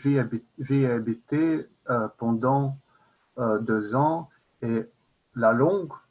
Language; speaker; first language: French; non-native, learner; Russian